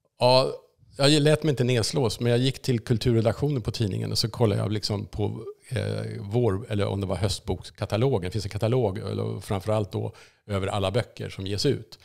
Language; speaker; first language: Swedish; native; Swedish